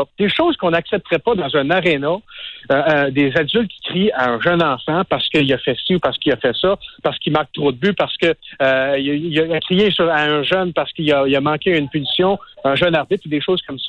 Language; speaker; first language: French; native; French